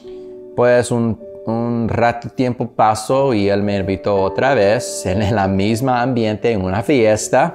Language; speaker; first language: Spanish; non-native, learner; English